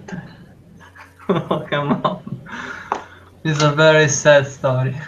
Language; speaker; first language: English; non-native, learner; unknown